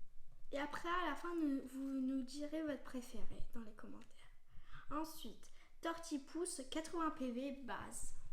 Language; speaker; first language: French; native; French